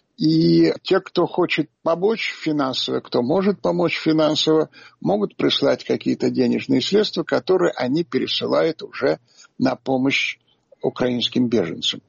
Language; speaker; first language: Russian; native; Russian